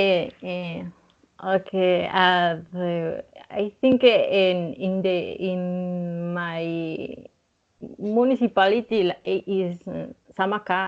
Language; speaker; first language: English; non-native, learner; Spanish